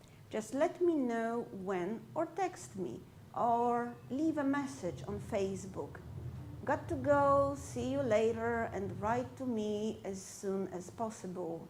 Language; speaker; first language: English; non-native, fluent; Polish